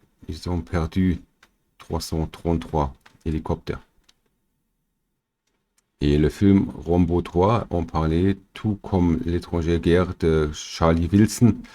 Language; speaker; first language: French; non-native, learner; German